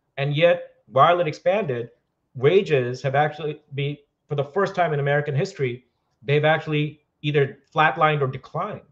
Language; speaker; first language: English; non-native, local second language; Hindi